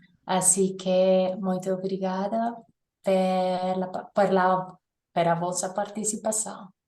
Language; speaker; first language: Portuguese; non-native, learner; Spanish